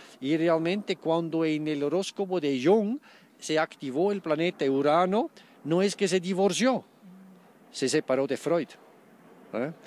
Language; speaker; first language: Spanish; non-native, fluent; German